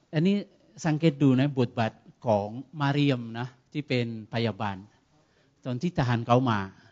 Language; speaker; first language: Thai; non-native, fluent; Indonesian